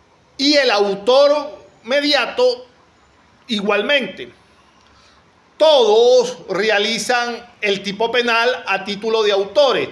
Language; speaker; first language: Spanish; native; Spanish